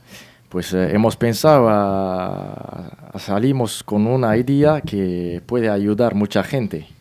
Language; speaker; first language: Spanish; non-native, learner; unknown